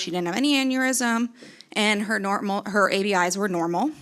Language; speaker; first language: English; native; English